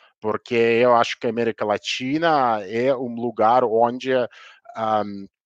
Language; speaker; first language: Portuguese; non-native, learner; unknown